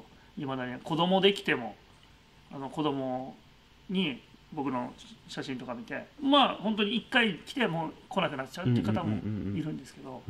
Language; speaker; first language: Japanese; native; Japanese